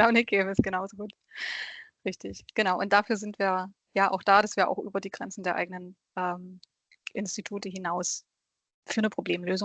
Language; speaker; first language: German; native; German